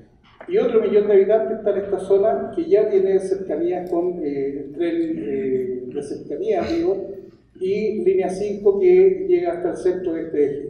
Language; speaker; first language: Spanish; native; Spanish